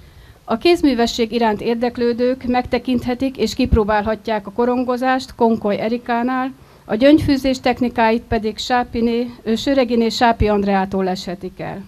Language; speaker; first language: Hungarian; native; Hungarian